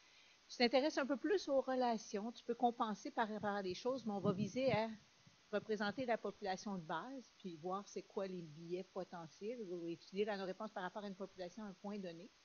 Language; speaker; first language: French; native; French